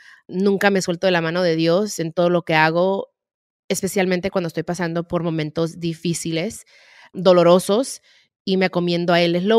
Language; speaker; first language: Spanish; early bilingual, heritage; Spanish